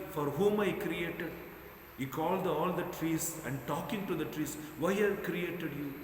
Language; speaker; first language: English; non-native, local second language; Telugu